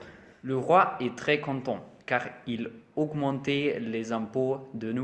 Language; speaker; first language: French; non-native, learner; German